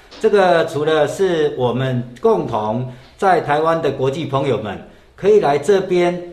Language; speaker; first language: Chinese; native; Chinese